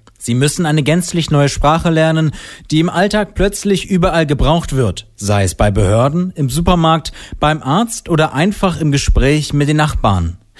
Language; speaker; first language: German; native; German